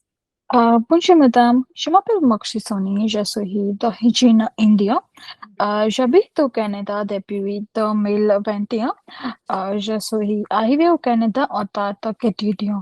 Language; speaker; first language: French; non-native, learner; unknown